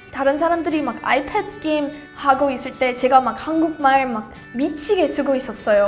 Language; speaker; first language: Korean; non-native, learner; English